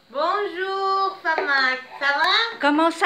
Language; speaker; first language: French; non-native, fluent; Arabic